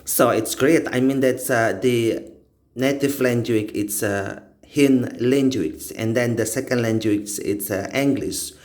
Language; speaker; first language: English; non-native, learner; Indonesian